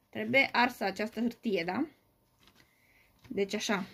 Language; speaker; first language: Romanian; native; Romanian